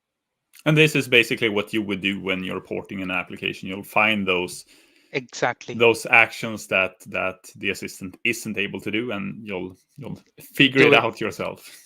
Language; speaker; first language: English; non-native, fluent; Swedish